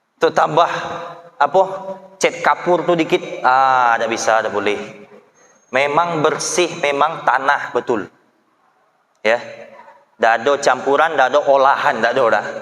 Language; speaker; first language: Malay; native; Malay